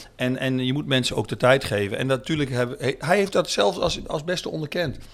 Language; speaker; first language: Dutch; native; Dutch